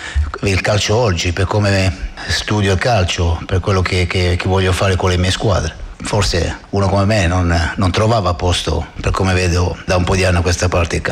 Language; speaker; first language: Italian; native; Italian